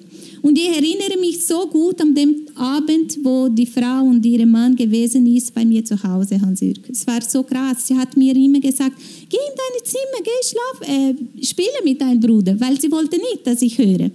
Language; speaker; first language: German; non-native, fluent; Portuguese